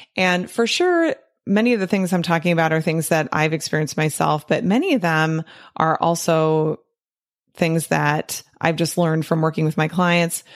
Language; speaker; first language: English; native; English